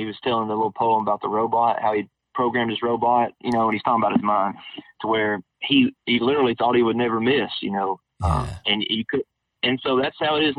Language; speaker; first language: English; native; English